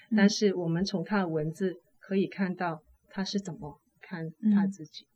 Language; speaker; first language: Chinese; non-native, fluent; Cantonese